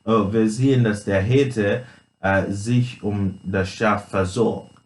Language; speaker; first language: German; non-native, fluent; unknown